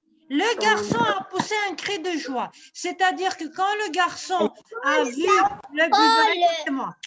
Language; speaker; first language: French; non-native, local second language; Arabic